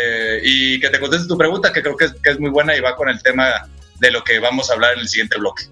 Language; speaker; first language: Spanish; native; Spanish